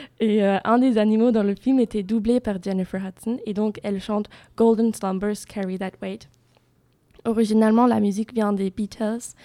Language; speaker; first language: French; non-native, fluent; German